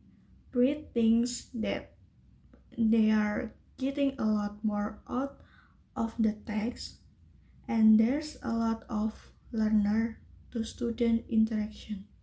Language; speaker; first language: English; non-native, learner; Indonesian